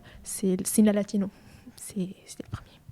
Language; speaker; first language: French; non-native, fluent; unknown